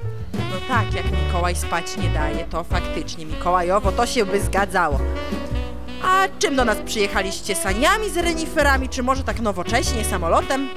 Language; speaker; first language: Polish; native; Polish